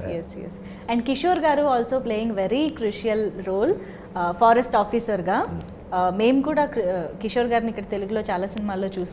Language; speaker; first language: Telugu; native; Telugu